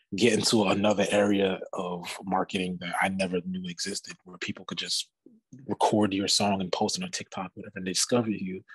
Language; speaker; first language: English; native; English